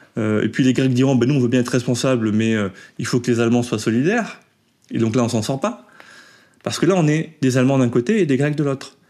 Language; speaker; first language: French; native; French